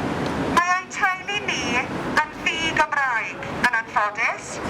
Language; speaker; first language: Welsh; non-native, local second language; English